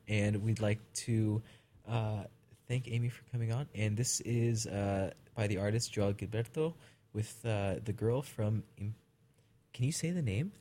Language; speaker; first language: English; native; English